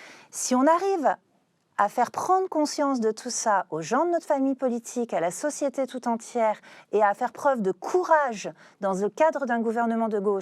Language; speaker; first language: French; native; French